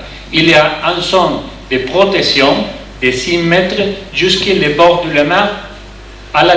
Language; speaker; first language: French; non-native, learner; Spanish